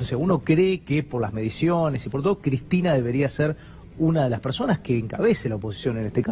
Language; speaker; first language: Spanish; native; Spanish